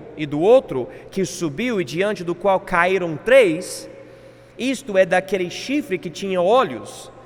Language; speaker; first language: Portuguese; non-native, fluent; English